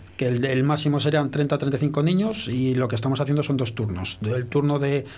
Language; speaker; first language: Spanish; early bilingual, heritage; French